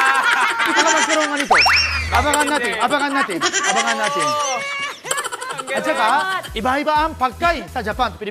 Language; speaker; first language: Filipino; non-native, learner; Japanese